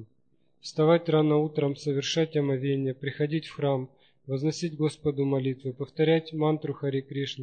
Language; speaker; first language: Russian; native; Russian